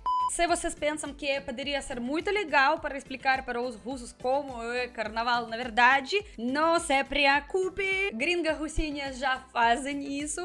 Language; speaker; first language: Portuguese; non-native, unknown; Russian